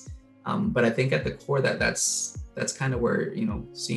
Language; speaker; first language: English; early bilingual, other home language; Spanish